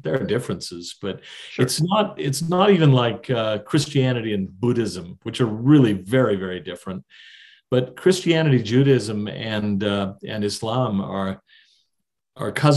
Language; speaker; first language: English; native; English